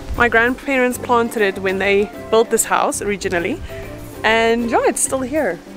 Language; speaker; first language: English; non-native, local second language; Afrikaans